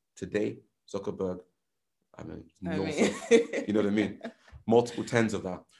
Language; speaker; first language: English; non-native, local second language; Yoruba